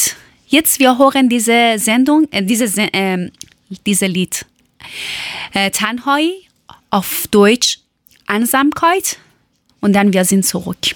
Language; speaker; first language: German; non-native, learner; Persian